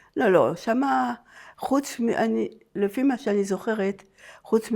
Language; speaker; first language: Hebrew; non-native, fluent; French